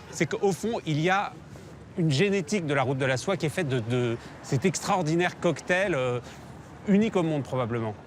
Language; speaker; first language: French; native; French